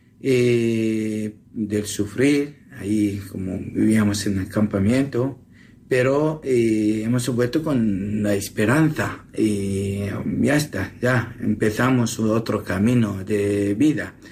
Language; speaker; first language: Spanish; non-native, learner; Assyrian Neo-Aramaic